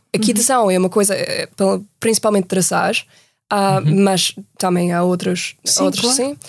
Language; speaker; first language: Portuguese; non-native, fluent; English